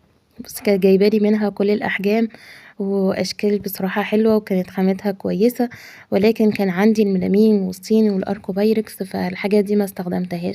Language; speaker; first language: Arabic; native; Arabic